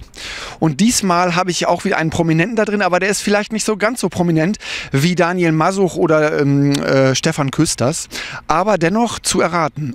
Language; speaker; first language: German; native; German